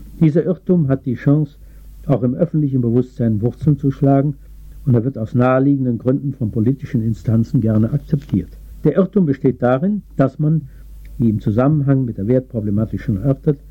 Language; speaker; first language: German; native; German